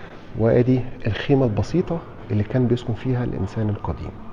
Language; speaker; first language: Arabic; native; Arabic